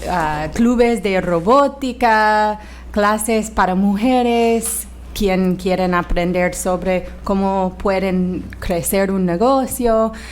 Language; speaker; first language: Spanish; non-native, fluent; English